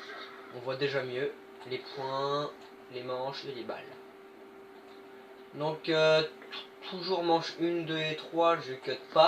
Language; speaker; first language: French; native; French